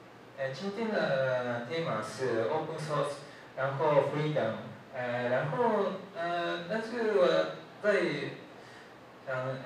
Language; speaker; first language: Chinese; non-native, learner; Japanese